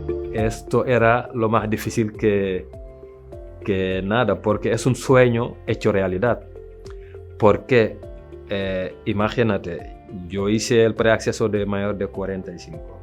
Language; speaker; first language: Spanish; non-native, local second language; French